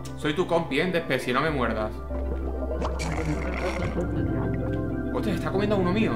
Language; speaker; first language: Spanish; native; Spanish